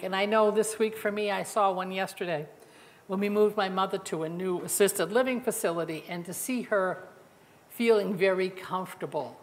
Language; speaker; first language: English; native; English